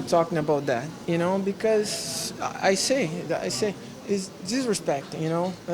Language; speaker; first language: English; non-native, learner; Portuguese